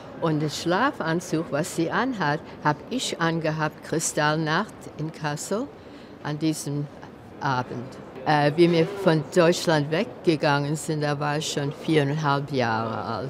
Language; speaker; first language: German; early bilingual, heritage; German